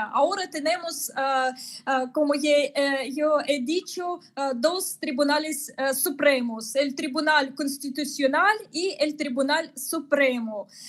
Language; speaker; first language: Spanish; non-native, fluent; Russian